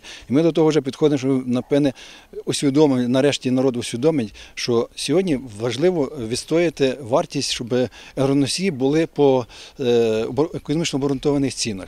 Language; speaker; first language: Ukrainian; native; Ukrainian